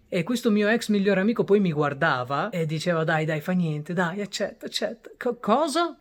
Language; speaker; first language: Italian; early bilingual, other home language; Bangla